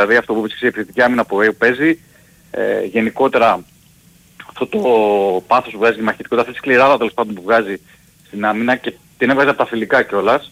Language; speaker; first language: Greek; native; Greek